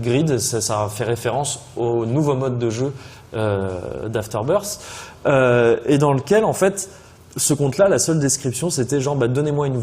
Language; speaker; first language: French; native; French